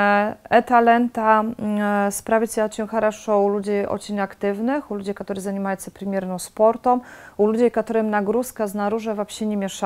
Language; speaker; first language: Russian; non-native, fluent; Polish